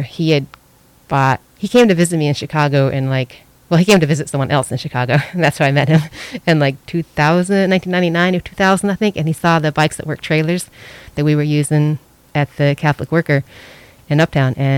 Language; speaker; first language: English; native; English